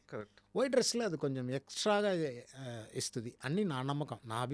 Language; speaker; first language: Telugu; non-native, learner; Tamil